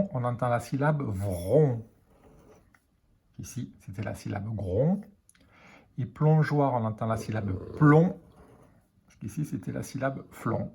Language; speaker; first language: French; native; French